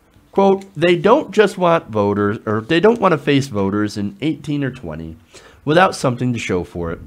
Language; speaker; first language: English; native; English